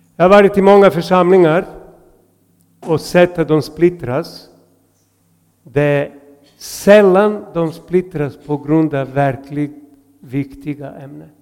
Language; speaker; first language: Swedish; non-native, fluent; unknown